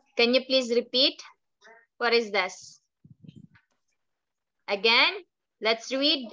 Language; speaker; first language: English; non-native, fluent; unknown